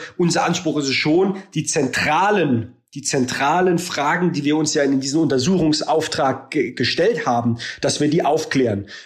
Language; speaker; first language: German; native; German